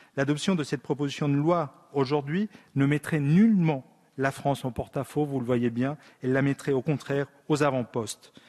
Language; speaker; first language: French; early bilingual, other home language; Spanish